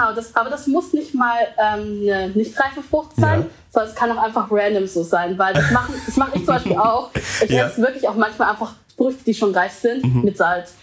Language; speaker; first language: German; early bilingual, other home language; Vietnamese